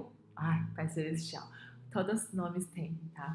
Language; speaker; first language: Portuguese; non-native, fluent; Chinese